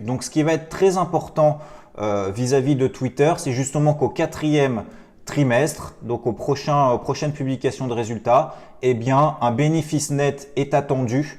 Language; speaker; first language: French; native; French